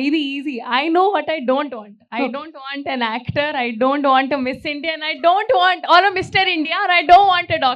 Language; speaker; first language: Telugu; non-native, fluent; Hindi